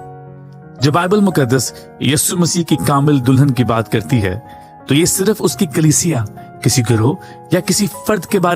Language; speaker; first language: Urdu; native; Urdu